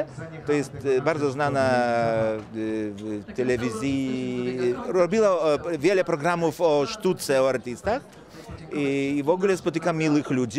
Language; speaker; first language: Polish; non-native, fluent; Lithuanian